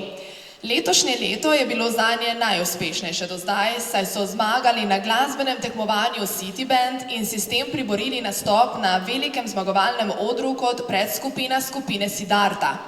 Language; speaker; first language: Slovenian; native; Slovenian